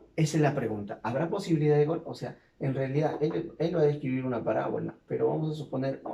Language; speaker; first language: Spanish; native; Spanish